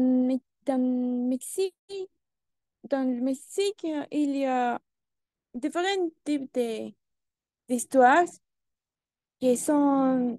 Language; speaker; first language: French; non-native, learner; Spanish